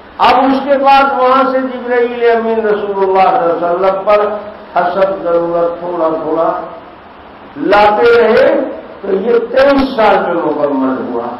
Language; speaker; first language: Urdu; native; Urdu